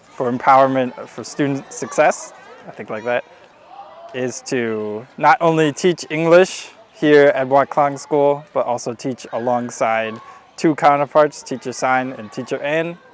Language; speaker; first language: English; native; English